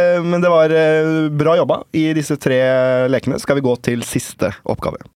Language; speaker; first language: Norwegian; native; Norwegian